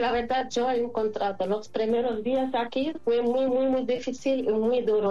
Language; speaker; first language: Spanish; non-native, fluent; Arabic